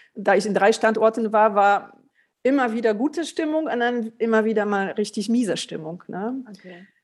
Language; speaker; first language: German; early bilingual, other home language; Polish